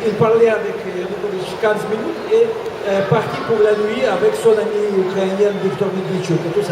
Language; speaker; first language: French; non-native, fluent; Russian